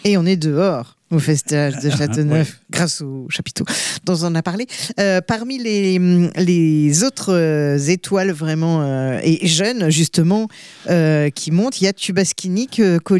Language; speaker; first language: French; native; French